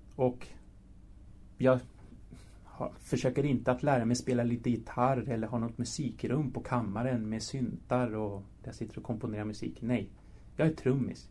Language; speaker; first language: Swedish; early bilingual, other home language; Spanish